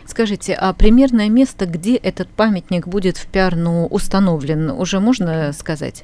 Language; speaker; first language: Russian; native; Russian